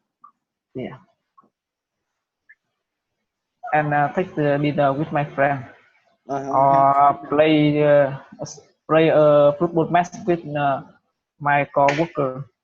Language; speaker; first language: English; non-native, learner; Vietnamese